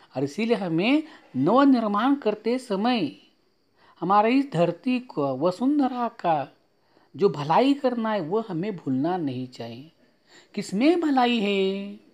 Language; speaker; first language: Hindi; non-native, local second language; Marathi